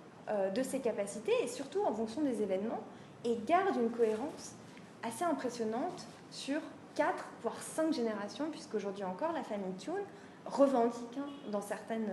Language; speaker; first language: French; native; French